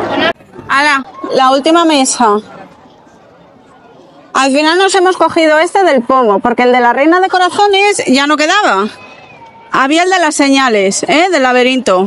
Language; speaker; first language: Spanish; native; Spanish